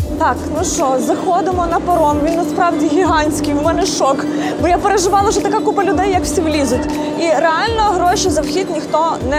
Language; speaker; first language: Ukrainian; native; Ukrainian